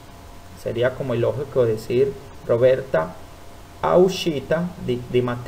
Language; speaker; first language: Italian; non-native, fluent; Spanish